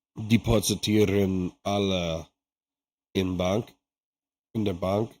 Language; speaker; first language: German; non-native, learner; English